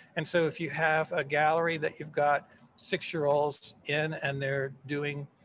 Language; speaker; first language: English; native; English